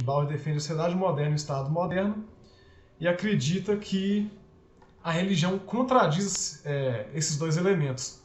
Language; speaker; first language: Portuguese; native; Portuguese